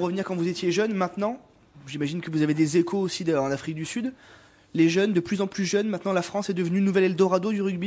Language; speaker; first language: French; native; French